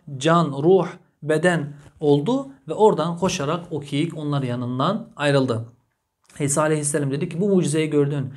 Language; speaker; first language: Turkish; early bilingual, heritage; Turkish